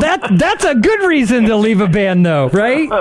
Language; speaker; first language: English; native; English